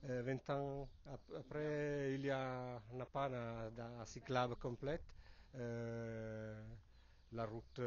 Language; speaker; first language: French; non-native, learner; Italian